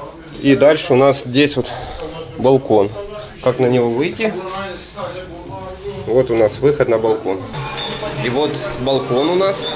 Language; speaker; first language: Russian; native; Russian